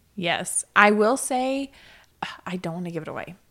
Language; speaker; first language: English; native; English